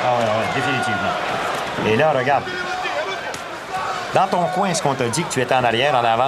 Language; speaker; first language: French; native; French